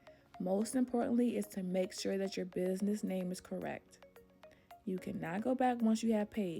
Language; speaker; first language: English; native; English